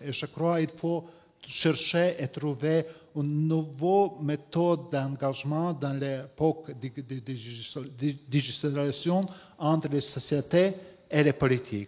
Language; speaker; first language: French; non-native, fluent; Latvian